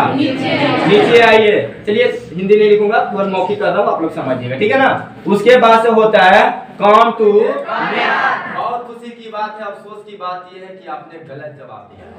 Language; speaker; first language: Hindi; native; Hindi